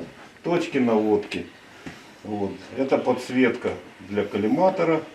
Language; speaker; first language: Russian; native; Russian